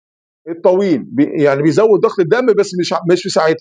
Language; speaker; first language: Arabic; native; Arabic